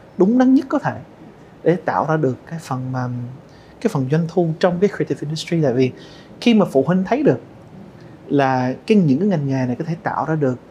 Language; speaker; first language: Vietnamese; early bilingual, heritage; Vietnamese